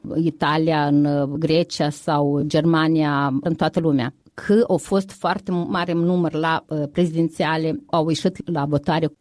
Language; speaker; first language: Romanian; native; Romanian